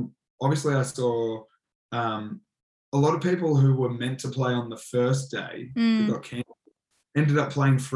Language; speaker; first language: English; native; English